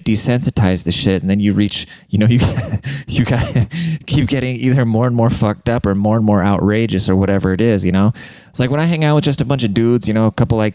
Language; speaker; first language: English; native; English